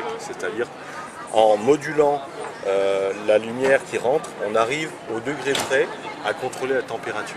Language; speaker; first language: French; native; French